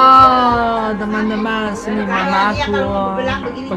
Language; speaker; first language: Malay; non-native, learner; Chinese